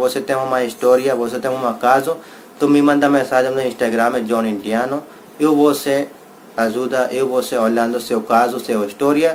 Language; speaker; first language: Portuguese; non-native, learner; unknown